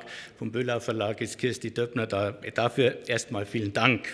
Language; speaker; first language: German; native; German